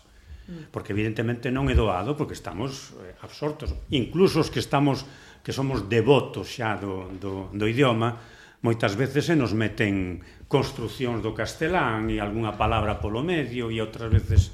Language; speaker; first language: Galician; native; Galician